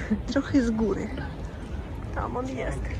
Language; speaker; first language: Polish; non-native, learner; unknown